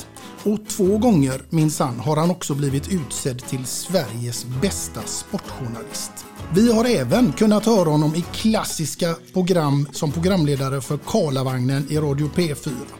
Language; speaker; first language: Swedish; native; Swedish